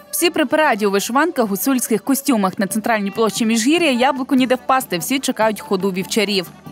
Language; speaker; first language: Ukrainian; native; Ukrainian